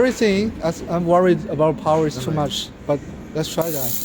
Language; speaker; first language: English; non-native, learner; Chinese